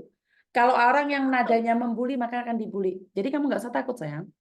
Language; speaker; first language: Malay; non-native, local second language; Javanese